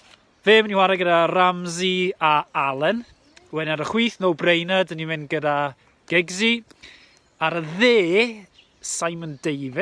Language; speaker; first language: Welsh; native; Welsh